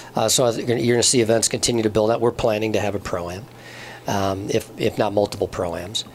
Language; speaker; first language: English; native; English